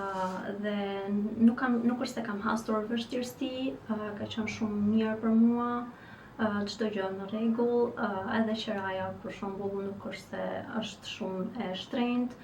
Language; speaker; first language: Albanian; native; Albanian